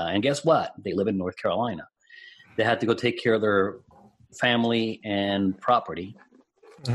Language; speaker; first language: English; non-native, fluent; Spanish